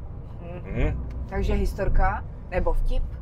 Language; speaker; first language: Czech; native; Czech